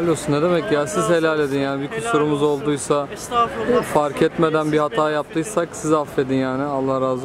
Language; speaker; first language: Turkish; native; Turkish